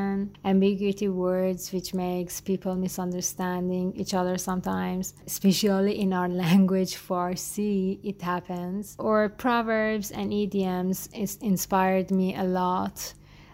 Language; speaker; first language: English; non-native, fluent; Persian